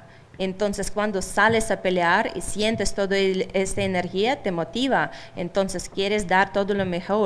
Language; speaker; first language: Spanish; non-native, fluent; Russian